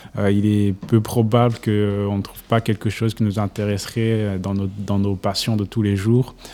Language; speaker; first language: French; non-native, local second language; Kinyarwanda